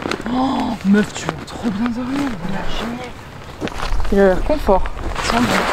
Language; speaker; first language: French; native; French